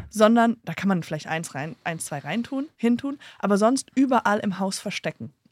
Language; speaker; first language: German; non-native, fluent; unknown